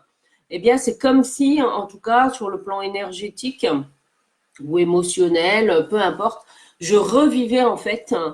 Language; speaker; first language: French; native; French